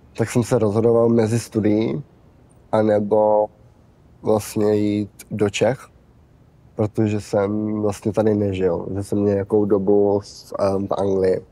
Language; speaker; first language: Czech; early bilingual, heritage; Czech